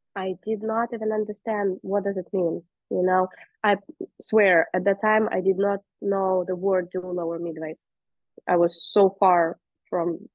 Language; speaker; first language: English; non-native, fluent; Russian